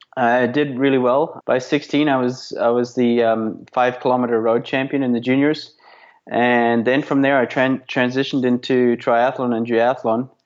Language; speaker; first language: English; native; English